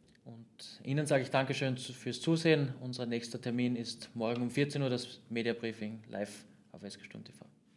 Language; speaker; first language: German; native; German